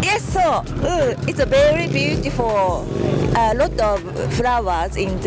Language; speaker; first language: English; non-native, learner; Japanese